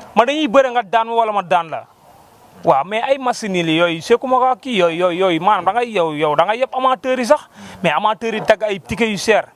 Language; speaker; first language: Wolof; native; Wolof